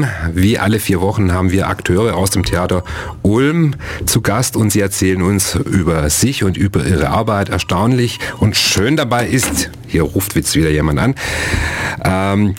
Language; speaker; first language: German; native; German